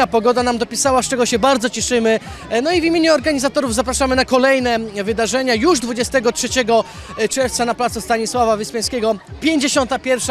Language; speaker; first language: Polish; native; Polish